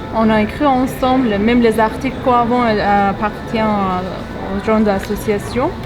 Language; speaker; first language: French; non-native, fluent; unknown